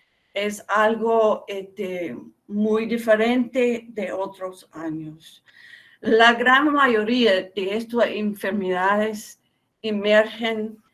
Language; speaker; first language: Spanish; non-native, fluent; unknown